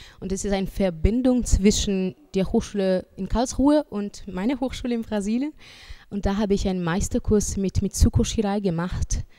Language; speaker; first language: German; non-native, fluent; Portuguese